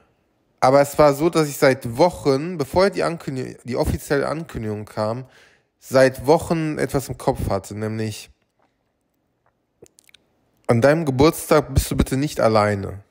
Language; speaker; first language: German; native; German